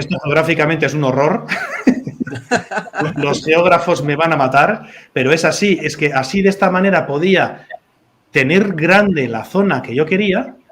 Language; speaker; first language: Spanish; native; Spanish